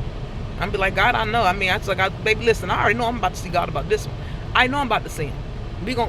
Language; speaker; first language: English; native; English